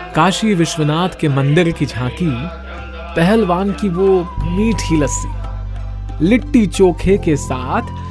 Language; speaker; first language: Hindi; native; Hindi